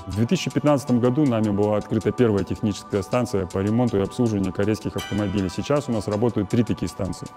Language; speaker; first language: Russian; native; Russian